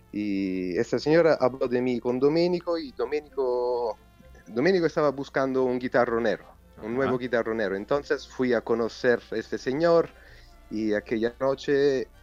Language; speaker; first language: Spanish; non-native, fluent; Italian